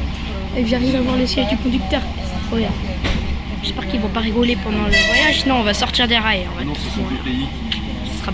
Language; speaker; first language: French; native; French